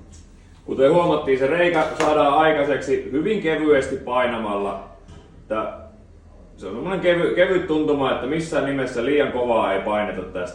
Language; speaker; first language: Finnish; native; Finnish